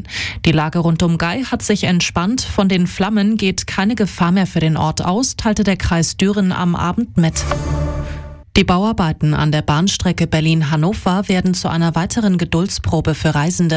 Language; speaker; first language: German; native; German